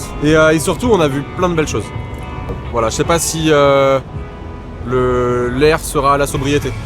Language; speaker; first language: French; native; French